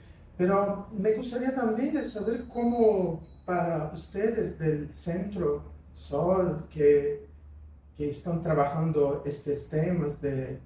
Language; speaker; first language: Spanish; non-native, fluent; Portuguese